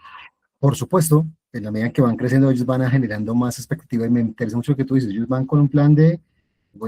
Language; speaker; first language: Spanish; native; Spanish